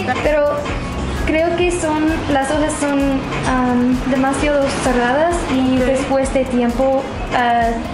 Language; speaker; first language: Spanish; non-native, learner; English